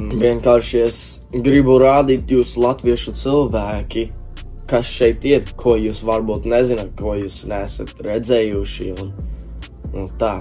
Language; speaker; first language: Latvian; early bilingual, heritage; English